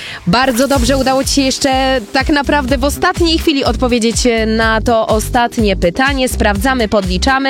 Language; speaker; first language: Polish; native; Polish